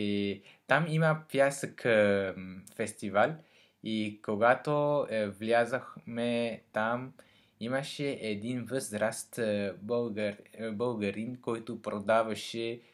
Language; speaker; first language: Bulgarian; non-native, learner; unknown